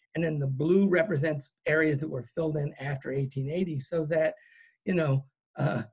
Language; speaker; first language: English; native; English